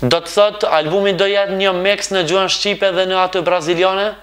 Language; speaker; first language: Albanian; native; Albanian